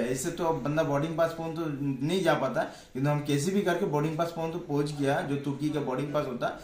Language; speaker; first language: Hindi; non-native, local second language; Bangla